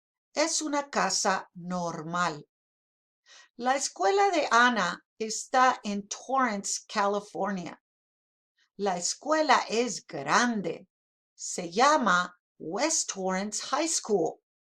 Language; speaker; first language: Spanish; non-native, fluent; English